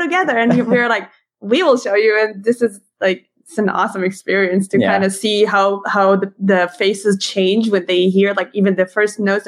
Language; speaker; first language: English; non-native, fluent; Hebrew